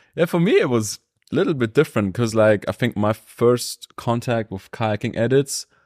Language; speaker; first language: English; non-native, fluent; German